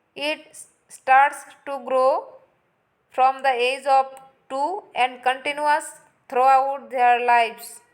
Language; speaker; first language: English; non-native, local second language; Assamese